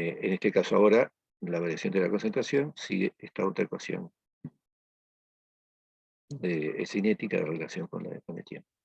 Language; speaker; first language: Spanish; native; Spanish